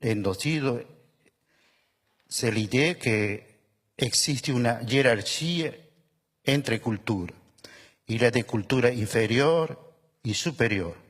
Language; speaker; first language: French; non-native, fluent; Spanish